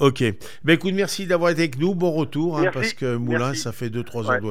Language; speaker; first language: French; native; French